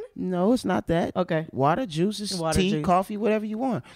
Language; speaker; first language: English; native; English